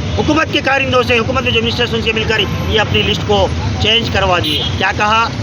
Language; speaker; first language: Hindi; native; Hindi